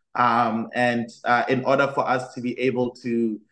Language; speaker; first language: English; non-native, local second language; Tswana